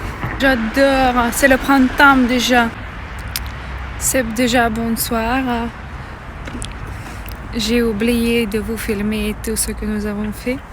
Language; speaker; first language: French; non-native, learner; Russian